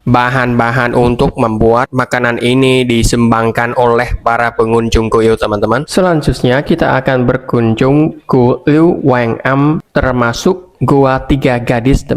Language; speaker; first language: Indonesian; non-native, fluent; Vietnamese